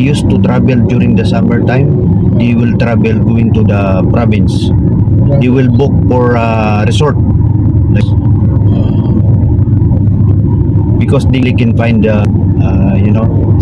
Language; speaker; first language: English; non-native, learner; Filipino